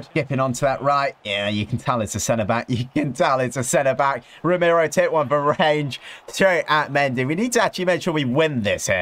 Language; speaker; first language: English; native; English